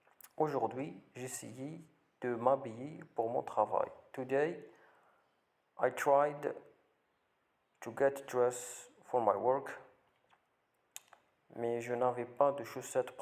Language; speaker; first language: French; non-native, learner; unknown